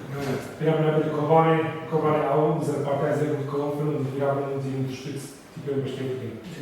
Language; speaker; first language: German; non-native, learner; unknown